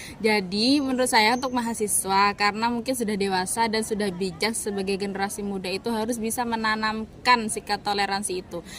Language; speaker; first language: Indonesian; native; Indonesian